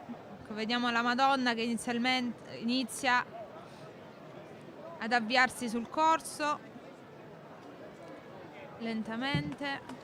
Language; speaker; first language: Italian; native; Italian